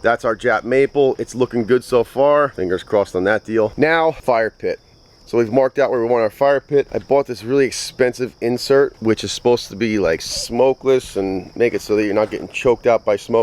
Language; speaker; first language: English; native; English